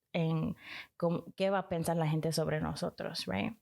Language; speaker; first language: Spanish; early bilingual, heritage; Spanish